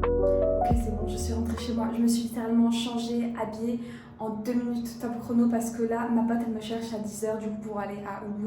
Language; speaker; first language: French; native; French